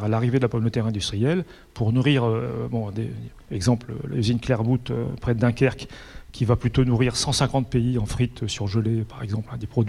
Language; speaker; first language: French; native; French